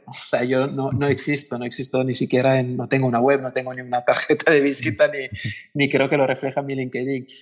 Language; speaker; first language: Spanish; non-native, fluent; Italian